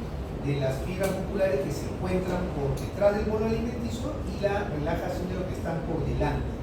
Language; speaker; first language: Spanish; native; Spanish